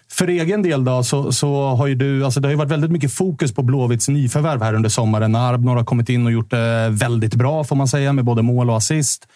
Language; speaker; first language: Swedish; native; Swedish